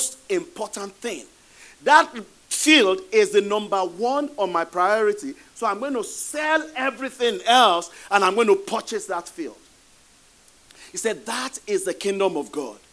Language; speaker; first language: English; non-native, local second language; Yoruba